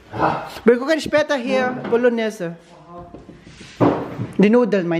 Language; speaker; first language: German; non-native, learner; Filipino